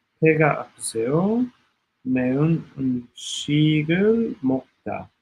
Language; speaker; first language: Korean; non-native, learner; Italian